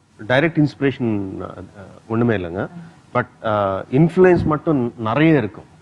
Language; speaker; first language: Tamil; non-native, fluent; Telugu